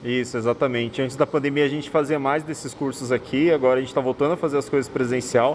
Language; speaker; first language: Portuguese; native; Portuguese